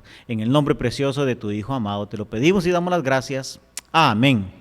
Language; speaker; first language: Spanish; native; Spanish